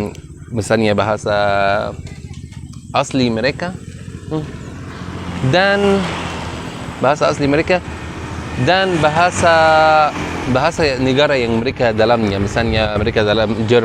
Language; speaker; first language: Indonesian; non-native, fluent; Arabic